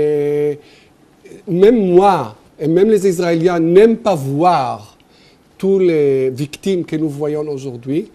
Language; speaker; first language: French; non-native, fluent; Hebrew